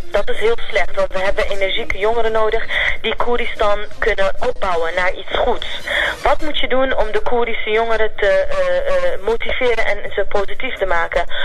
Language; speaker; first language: Dutch; early bilingual, other home language; Central Kurdish